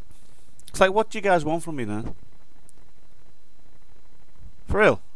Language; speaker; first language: English; native; English